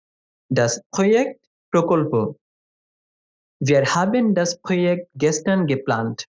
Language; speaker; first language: German; non-native, fluent; Bangla